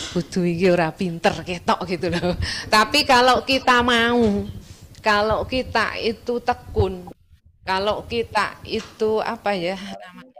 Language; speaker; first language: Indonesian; non-native, local second language; Javanese